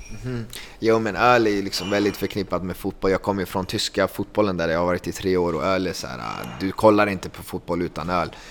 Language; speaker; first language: Swedish; early bilingual, other home language; Kurdish